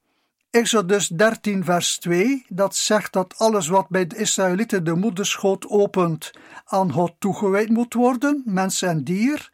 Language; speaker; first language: Dutch; native; Dutch